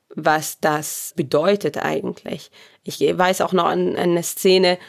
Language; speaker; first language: German; early bilingual, other home language; Arabic